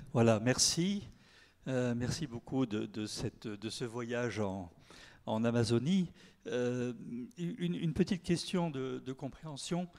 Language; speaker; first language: French; native; French